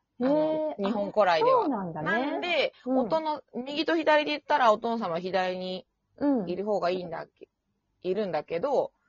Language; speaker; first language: Japanese; native; Japanese